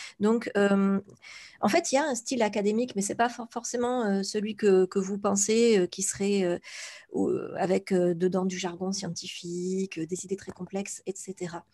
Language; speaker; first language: French; native; French